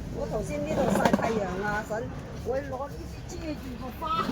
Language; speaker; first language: Cantonese; native; Cantonese